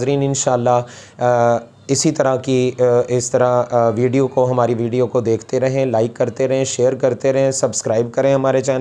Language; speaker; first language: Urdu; non-native, local second language; Punjabi